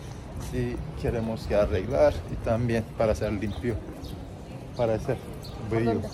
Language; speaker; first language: Spanish; non-native, learner; Turkish